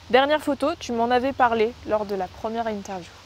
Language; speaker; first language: French; native; French